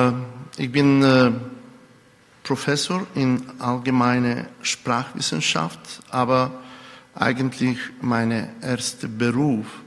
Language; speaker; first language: German; non-native, fluent; Bulgarian